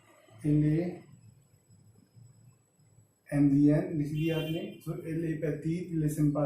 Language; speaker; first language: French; non-native, fluent; Hindi